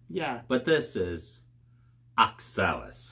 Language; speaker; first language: English; native; English